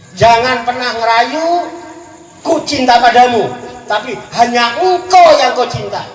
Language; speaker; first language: Indonesian; native; Indonesian